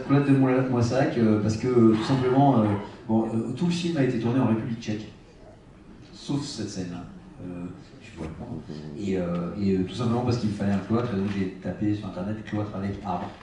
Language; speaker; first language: French; native; French